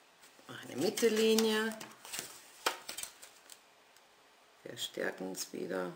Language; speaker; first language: German; non-native, fluent; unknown